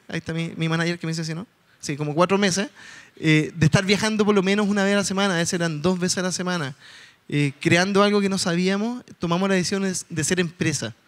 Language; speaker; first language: Spanish; native; Spanish